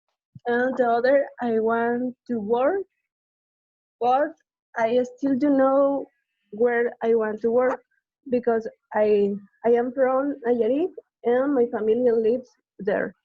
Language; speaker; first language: English; non-native, learner; Spanish